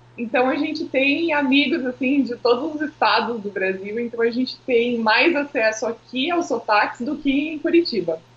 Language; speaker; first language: Portuguese; native; Portuguese